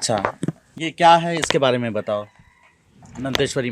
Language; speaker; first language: Hindi; native; Hindi